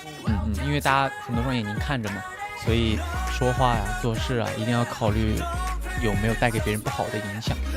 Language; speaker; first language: Chinese; native; Chinese